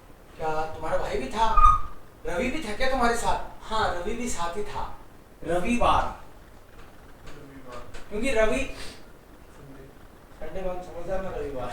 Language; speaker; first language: Hindi; native; Hindi